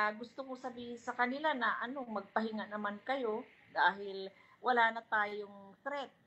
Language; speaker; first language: Filipino; non-native, local second language; Pangasinan